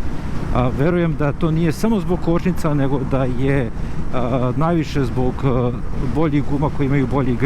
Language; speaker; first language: Serbian; native; Serbian